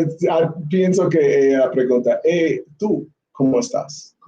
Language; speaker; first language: Spanish; non-native, learner; English